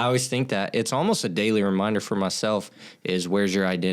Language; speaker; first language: English; native; English